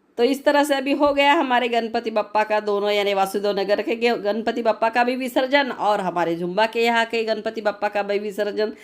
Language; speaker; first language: Hindi; non-native, local second language; Marathi